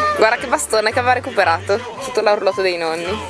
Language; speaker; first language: Italian; native; Italian